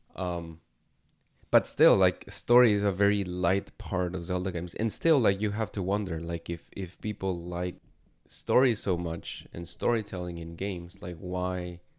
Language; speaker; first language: English; non-native, fluent; Spanish